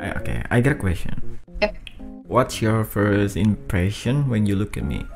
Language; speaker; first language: English; non-native, fluent; Indonesian